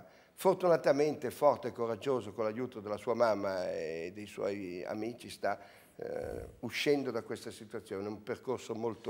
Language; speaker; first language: Italian; native; Italian